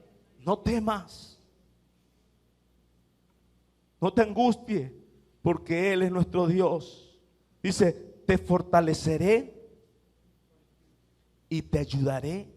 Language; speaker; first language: Spanish; native; Spanish